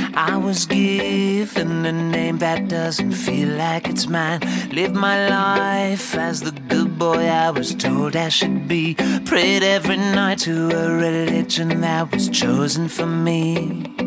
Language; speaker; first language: English; non-native, fluent; Arabic